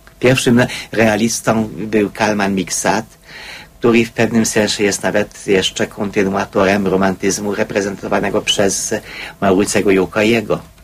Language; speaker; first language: Polish; non-native, fluent; Hungarian